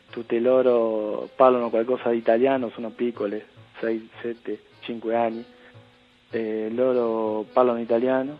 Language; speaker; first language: Italian; early bilingual, heritage; Spanish